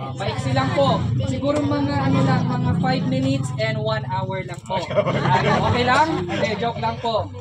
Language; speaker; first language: Filipino; non-native, local second language; Iloko